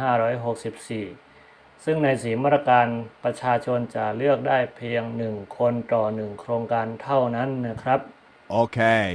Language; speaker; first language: Thai; non-native, local second language; Shan